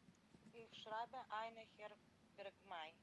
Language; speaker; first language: German; non-native, learner; Macedonian